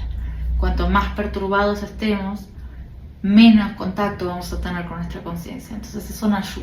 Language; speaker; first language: Spanish; native; Spanish